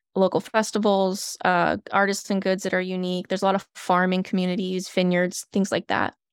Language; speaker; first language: English; native; English